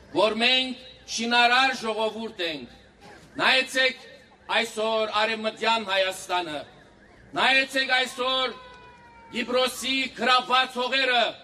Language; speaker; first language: Armenian; native; Armenian